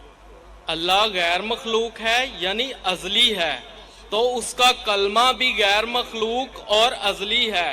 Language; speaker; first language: Hindi; non-native, local second language; Punjabi